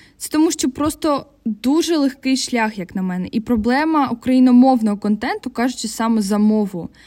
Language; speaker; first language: Ukrainian; non-native, local second language; Russian